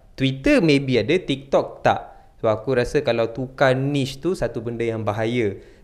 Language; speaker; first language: Malay; non-native, local second language; Tamil